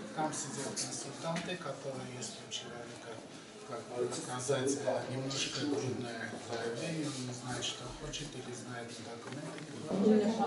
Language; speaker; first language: Russian; non-native, local second language; Armenian